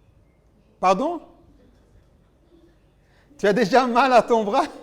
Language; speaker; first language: French; native; French